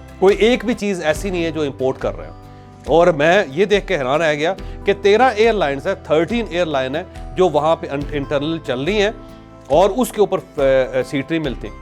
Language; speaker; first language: Urdu; non-native, local second language; Punjabi